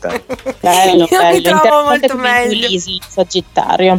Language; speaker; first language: Italian; native; Italian